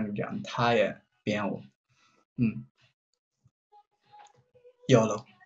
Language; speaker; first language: Chinese; non-native, learner; Japanese